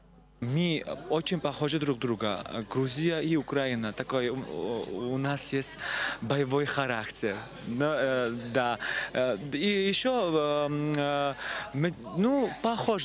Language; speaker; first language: Ukrainian; non-native, learner; Georgian